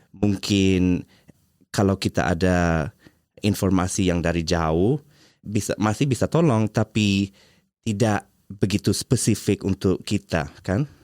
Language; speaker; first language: Indonesian; early bilingual, heritage; Indonesian